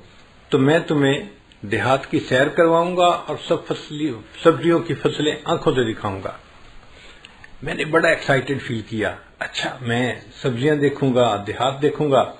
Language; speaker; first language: Urdu; native; Urdu